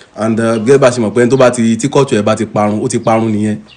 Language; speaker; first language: English; non-native, local second language; Yoruba